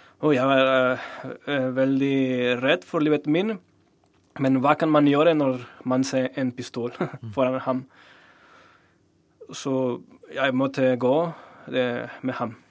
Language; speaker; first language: Norwegian; non-native, learner; Spanish